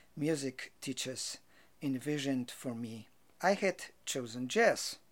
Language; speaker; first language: English; non-native, fluent; Polish